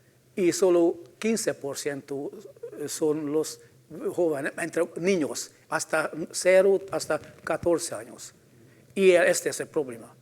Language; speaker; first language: Spanish; non-native, fluent; Hungarian